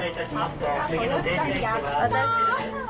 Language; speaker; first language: Japanese; non-native, learner; Korean